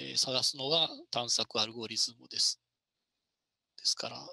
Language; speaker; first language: Japanese; native; Japanese